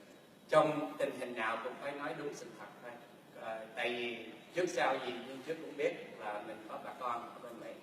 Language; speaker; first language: Vietnamese; early bilingual, heritage; Vietnamese